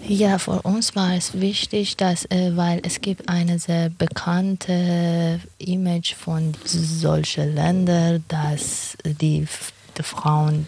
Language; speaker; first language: German; non-native, fluent; Persian